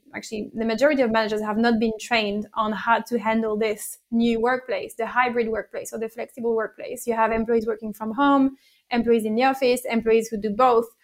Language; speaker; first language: English; non-native, fluent; French